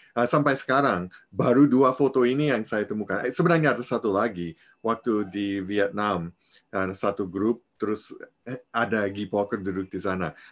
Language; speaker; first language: Indonesian; non-native, fluent; English